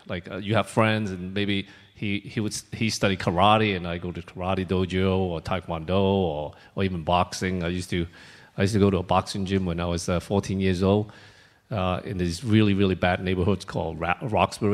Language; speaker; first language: English; non-native, local second language; Cantonese